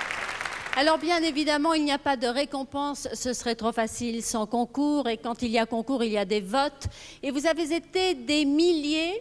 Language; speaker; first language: French; native; French